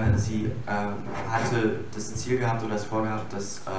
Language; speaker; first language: German; native; German